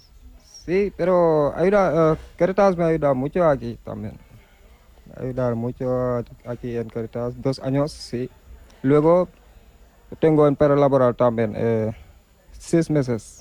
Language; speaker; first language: Spanish; non-native, learner; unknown